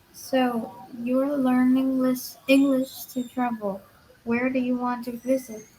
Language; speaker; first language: English; non-native, learner; Vietnamese